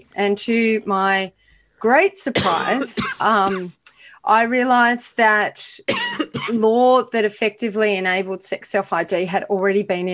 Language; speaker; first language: English; native; English